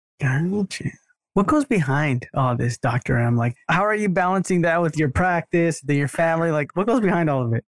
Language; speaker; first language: English; native; English